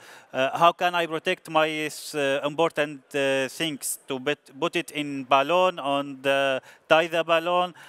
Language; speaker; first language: English; non-native, learner; Arabic